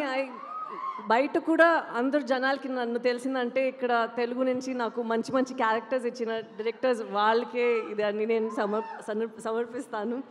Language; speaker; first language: Telugu; non-native, local second language; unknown